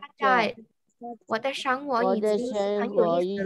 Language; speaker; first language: Chinese; non-native, learner; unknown